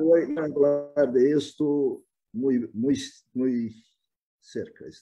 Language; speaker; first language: Spanish; non-native, fluent; Portuguese